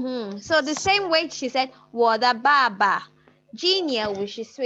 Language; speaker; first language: Chinese; non-native, fluent; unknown